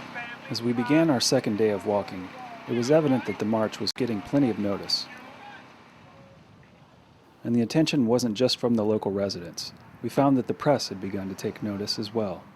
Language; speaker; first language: English; native; English